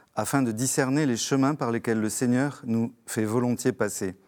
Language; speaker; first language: French; native; French